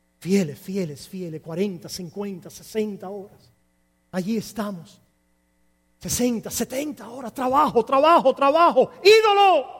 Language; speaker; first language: Spanish; native; Spanish